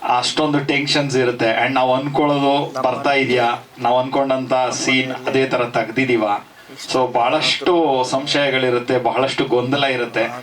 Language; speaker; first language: Kannada; native; Kannada